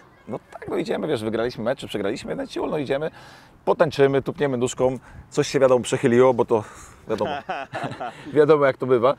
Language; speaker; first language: Polish; native; Polish